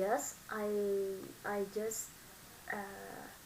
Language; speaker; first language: English; non-native, learner; Vietnamese